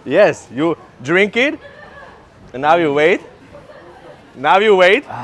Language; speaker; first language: English; non-native, fluent; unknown